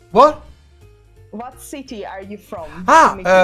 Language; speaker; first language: English; non-native, fluent; Russian